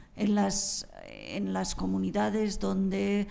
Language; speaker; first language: Spanish; non-native, local second language; Catalan